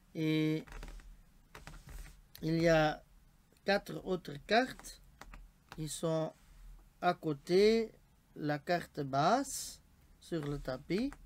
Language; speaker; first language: French; non-native, local second language; Dutch